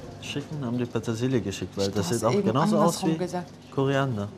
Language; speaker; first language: German; early bilingual, other home language; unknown